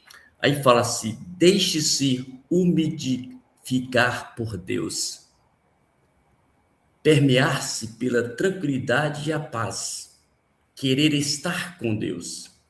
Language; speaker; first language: Portuguese; native; Portuguese